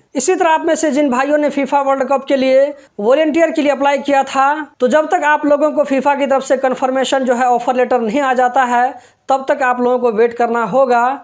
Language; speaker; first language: Hindi; native; Hindi